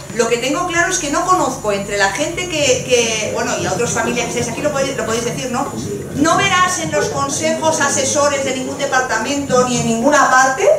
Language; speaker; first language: Spanish; non-native, local second language; Catalan